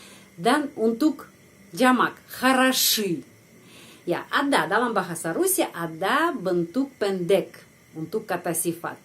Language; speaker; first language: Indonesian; non-native, fluent; Russian